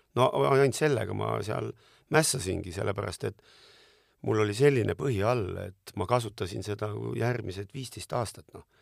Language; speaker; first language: Estonian; native; Estonian